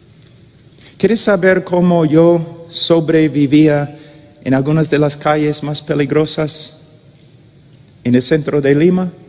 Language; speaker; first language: Spanish; non-native, fluent; English